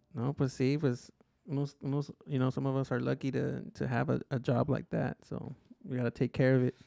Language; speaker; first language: English; early bilingual, other home language; Spanish